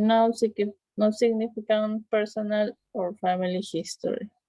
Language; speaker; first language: English; non-native, learner; Spanish